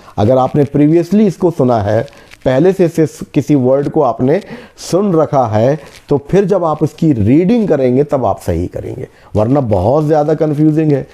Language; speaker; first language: Hindi; native; Hindi